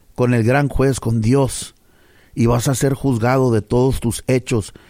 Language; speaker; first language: Spanish; early bilingual, heritage; Spanish